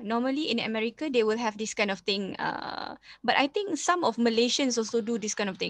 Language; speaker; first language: English; non-native, local second language; Malay